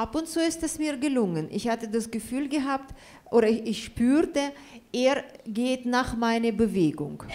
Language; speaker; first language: German; non-native, fluent; Russian